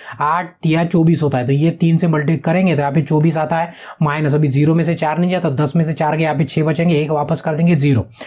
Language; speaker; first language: Hindi; non-native, local second language; Marathi